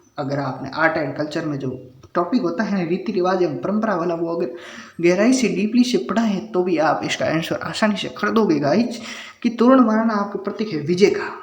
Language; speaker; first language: Hindi; native; Hindi